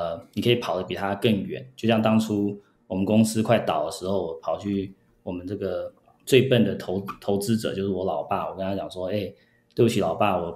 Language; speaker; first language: Chinese; early bilingual, heritage; Chinese